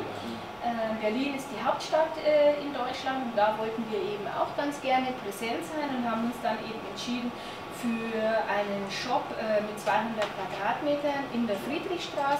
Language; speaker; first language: German; native; German